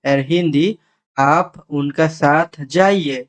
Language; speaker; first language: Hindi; non-native, learner; Bangla